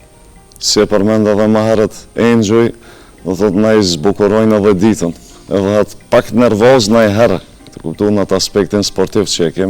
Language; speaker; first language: Albanian; native; Albanian